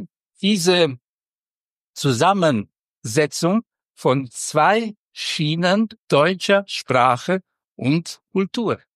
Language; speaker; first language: German; non-native, fluent; Romanian